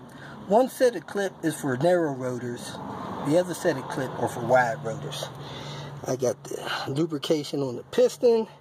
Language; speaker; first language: English; native; English